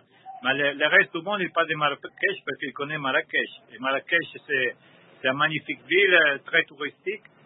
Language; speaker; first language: French; non-native, learner; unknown